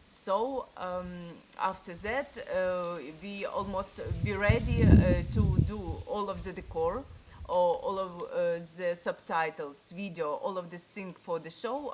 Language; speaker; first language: English; non-native, learner; Ukrainian